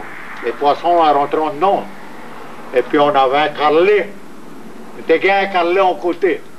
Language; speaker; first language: French; native; French